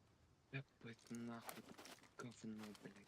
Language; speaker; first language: Russian; native; Russian